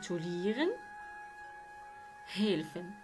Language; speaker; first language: German; non-native, learner; Arabic